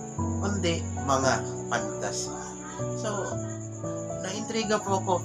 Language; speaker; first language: Filipino; non-native, local second language; Cebuano